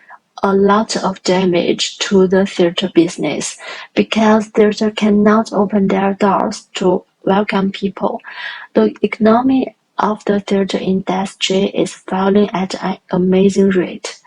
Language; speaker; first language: English; non-native, learner; Chinese